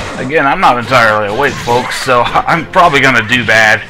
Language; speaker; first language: English; native; English